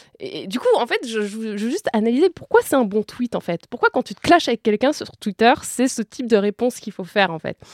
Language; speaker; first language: French; native; French